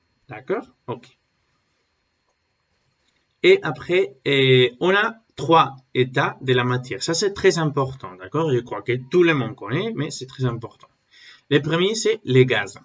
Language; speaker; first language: French; non-native, learner; Spanish